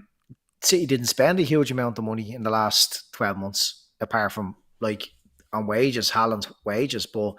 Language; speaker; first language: English; native; English